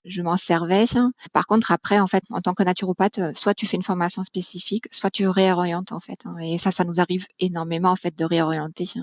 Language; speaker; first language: French; non-native, fluent; German